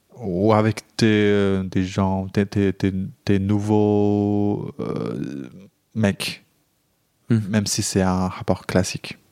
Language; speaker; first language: French; non-native, fluent; Chinese